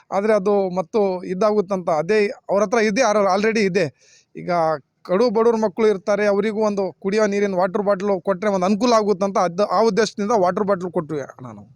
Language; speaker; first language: Kannada; non-native, local second language; Urdu